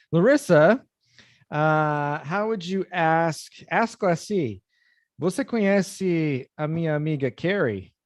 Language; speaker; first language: Portuguese; non-native, fluent; English